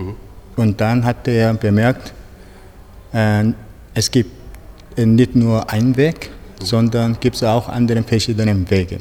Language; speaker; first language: German; non-native, fluent; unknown